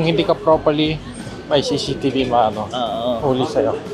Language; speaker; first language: Filipino; non-native, learner; Korean